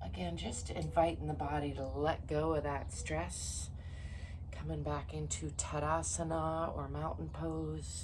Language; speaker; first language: English; native; English